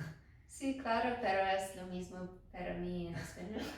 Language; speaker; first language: Spanish; non-native, learner; English